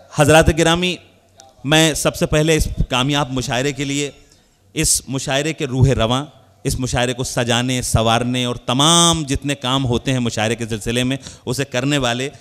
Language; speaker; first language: Urdu; native; Urdu